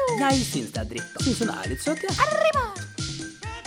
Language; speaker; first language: Norwegian; native; Norwegian